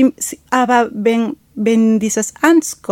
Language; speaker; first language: German; non-native, fluent; Spanish